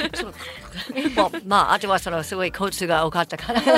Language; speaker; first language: Japanese; non-native, fluent; English